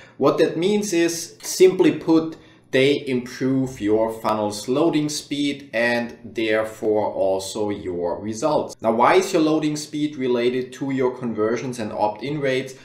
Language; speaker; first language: English; non-native, fluent; German